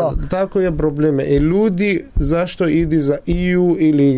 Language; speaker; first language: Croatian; non-native, learner; Arabic